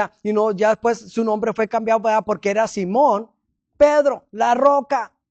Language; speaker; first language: Spanish; early bilingual, heritage; Spanish